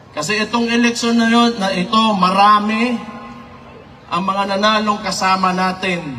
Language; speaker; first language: Filipino; non-native, local second language; Cebuano